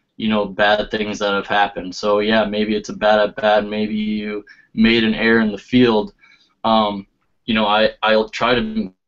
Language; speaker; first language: English; native; English